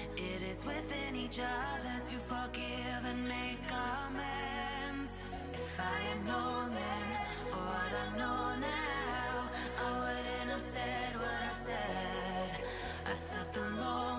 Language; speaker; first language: English; native; English